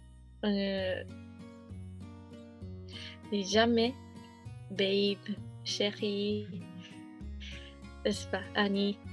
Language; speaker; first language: French; non-native, learner; Japanese